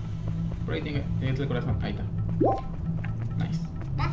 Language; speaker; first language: Spanish; native; Spanish